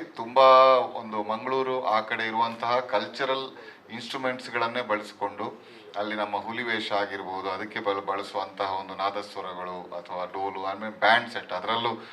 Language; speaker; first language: Kannada; non-native, local second language; Tulu